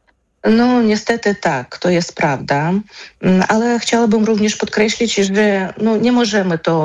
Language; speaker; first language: Polish; non-native, fluent; Ukrainian